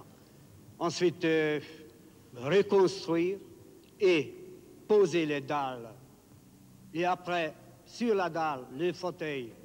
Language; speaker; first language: French; non-native, fluent; Hungarian